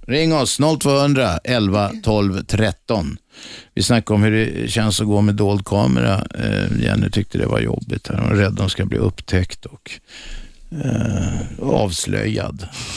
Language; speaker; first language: Swedish; native; Swedish